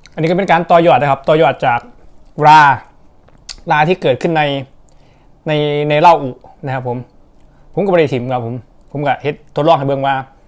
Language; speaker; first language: Thai; non-native, local second language; Lao